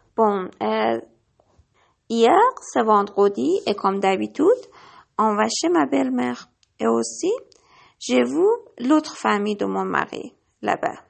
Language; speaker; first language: French; non-native, learner; Persian